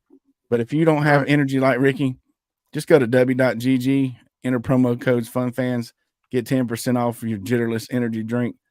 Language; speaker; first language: English; native; English